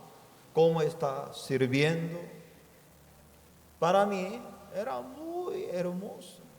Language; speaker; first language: Spanish; non-native, fluent; Korean